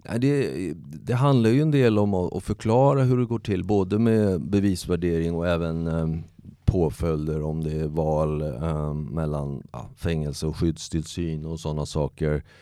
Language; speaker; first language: Swedish; native; Swedish